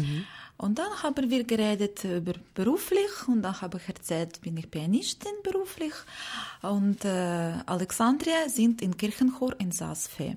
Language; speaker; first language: German; non-native, learner; Ukrainian